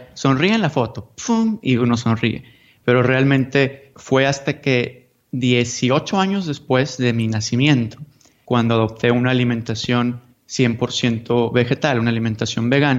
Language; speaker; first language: Spanish; native; Spanish